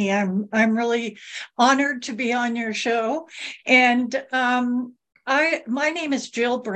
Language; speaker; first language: English; native; English